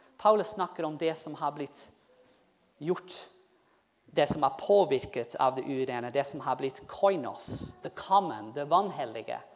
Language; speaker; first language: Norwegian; non-native, fluent; English